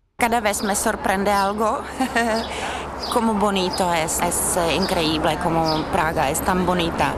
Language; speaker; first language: Spanish; non-native, fluent; Czech